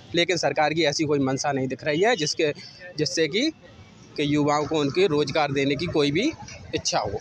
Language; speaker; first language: Hindi; native; Hindi